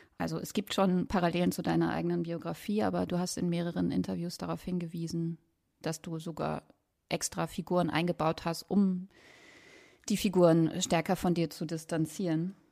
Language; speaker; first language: German; native; German